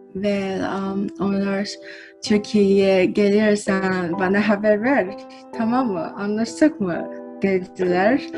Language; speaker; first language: Turkish; non-native, fluent; Chinese